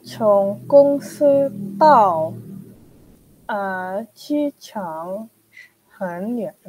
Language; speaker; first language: Chinese; non-native, learner; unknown